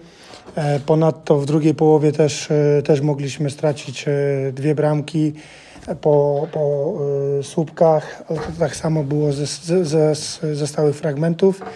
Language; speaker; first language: Polish; non-native, fluent; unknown